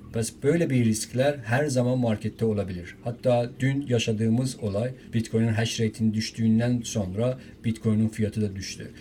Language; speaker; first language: Turkish; non-native, fluent; Persian